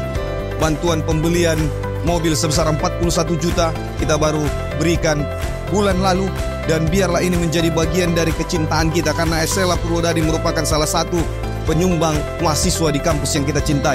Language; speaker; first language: Indonesian; native; Indonesian